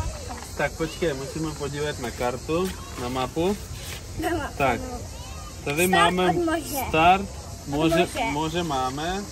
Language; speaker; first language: Czech; non-native, fluent; Russian